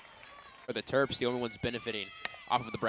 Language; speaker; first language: English; native; English